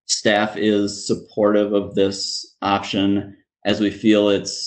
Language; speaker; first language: English; native; English